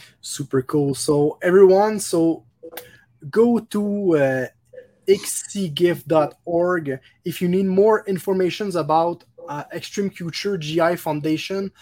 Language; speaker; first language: English; non-native, local second language; French